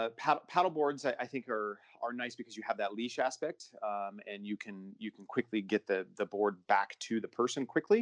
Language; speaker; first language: English; native; English